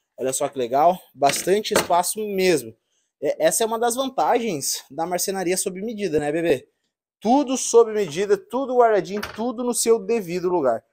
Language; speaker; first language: Portuguese; native; Portuguese